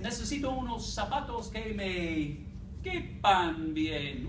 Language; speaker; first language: Spanish; non-native, fluent; English